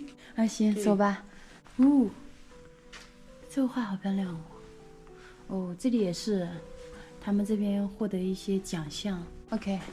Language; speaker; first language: Chinese; native; Chinese